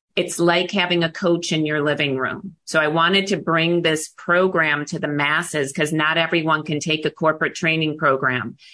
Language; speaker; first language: English; native; English